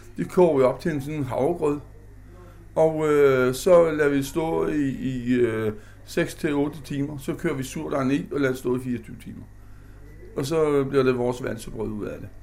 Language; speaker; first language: Danish; native; Danish